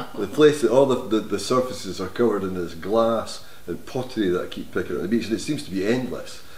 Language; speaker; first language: English; native; English